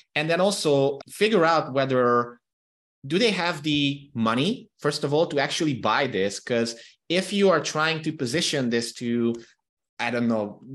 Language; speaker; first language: English; non-native, fluent; Hungarian